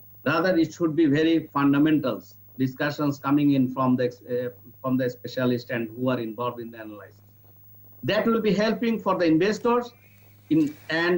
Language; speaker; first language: English; non-native, local second language; Bangla